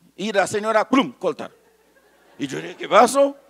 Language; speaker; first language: Spanish; non-native, fluent; Haitian Creole